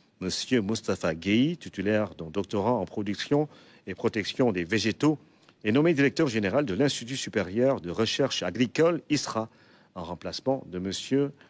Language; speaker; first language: French; non-native, local second language; Wolof